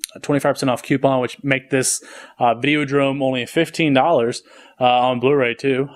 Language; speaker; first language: English; native; English